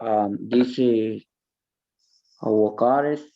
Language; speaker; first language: English; non-native, learner; Spanish